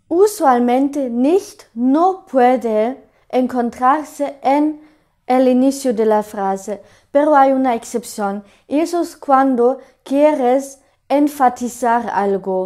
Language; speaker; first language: Spanish; non-native, fluent; German